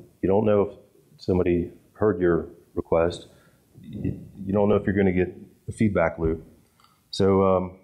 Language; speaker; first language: English; native; English